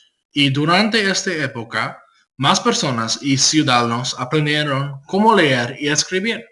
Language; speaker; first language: Spanish; non-native, learner; English